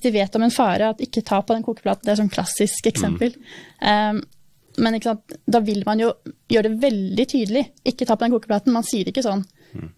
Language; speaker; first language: Norwegian; native; Norwegian